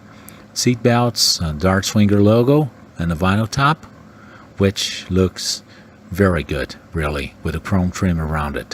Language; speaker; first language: English; non-native, fluent; Portuguese